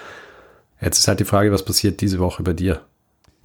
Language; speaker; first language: German; native; German